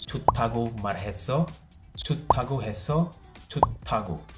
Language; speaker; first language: Korean; non-native, fluent; Filipino